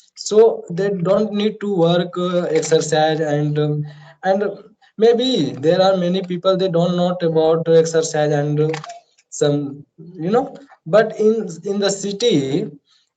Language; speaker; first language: English; non-native, learner; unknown